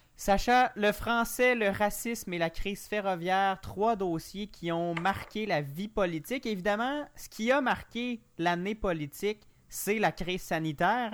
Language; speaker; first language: French; native; French